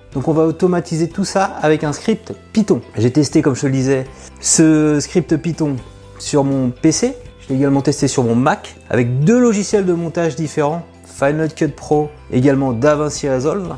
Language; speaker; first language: French; native; French